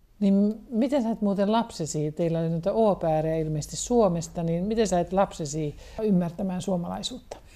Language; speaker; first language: Finnish; native; Finnish